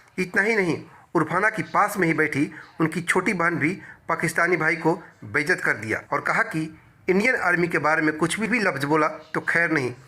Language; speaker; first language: Hindi; native; Hindi